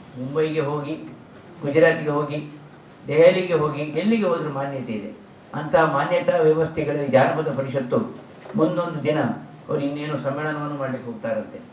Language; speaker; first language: Kannada; non-native, local second language; Tulu